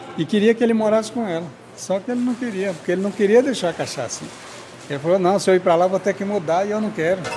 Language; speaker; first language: Portuguese; native; Portuguese